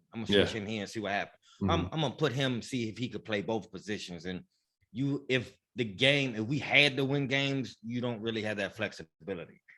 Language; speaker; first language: English; native; English